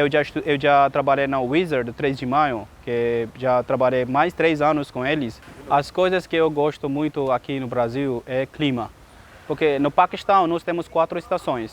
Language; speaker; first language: Portuguese; non-native, learner; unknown